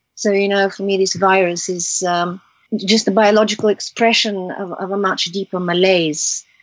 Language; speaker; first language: English; early bilingual, other home language; Bulgarian